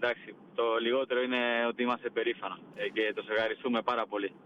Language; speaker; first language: Greek; non-native, fluent; Spanish